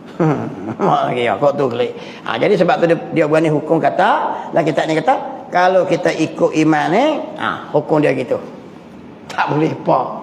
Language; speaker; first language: Malay; native; Malay